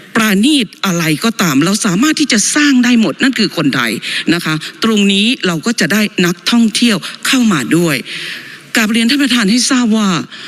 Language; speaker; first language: Thai; native; Thai